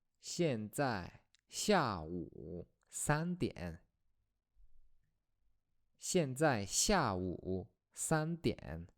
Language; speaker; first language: Chinese; non-native, fluent; Polish